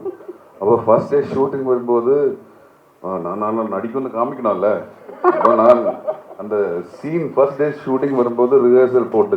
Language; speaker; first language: Tamil; non-native, learner; Malayalam